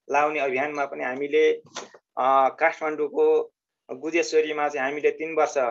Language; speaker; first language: Nepali; native; Nepali